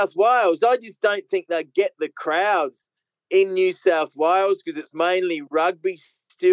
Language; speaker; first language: English; native; English